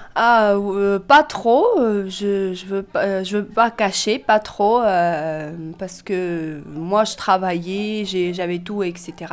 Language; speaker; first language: French; non-native, learner; Russian